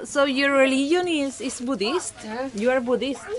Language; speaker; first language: English; non-native, learner; Spanish